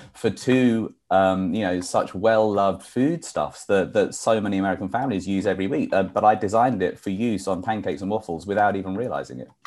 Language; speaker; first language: English; native; English